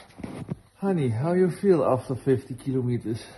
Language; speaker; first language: English; non-native, learner; Dutch